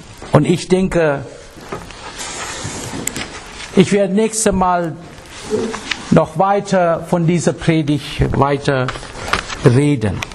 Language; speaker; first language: German; non-native, fluent; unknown